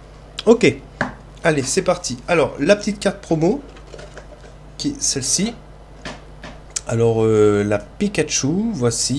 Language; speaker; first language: French; native; French